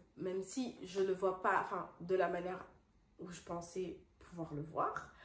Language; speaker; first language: French; non-native, fluent; Dutch